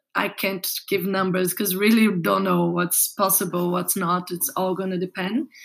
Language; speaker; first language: English; non-native, fluent; Portuguese